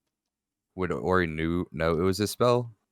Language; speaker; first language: English; native; English